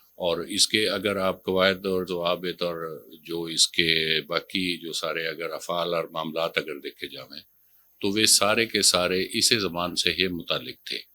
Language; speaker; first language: Urdu; non-native, local second language; Haryanvi